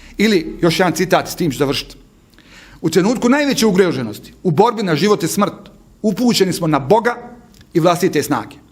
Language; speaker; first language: Bosnian; native; Bosnian